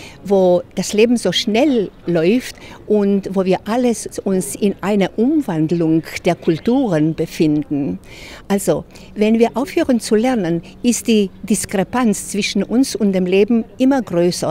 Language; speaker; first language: German; non-native, fluent; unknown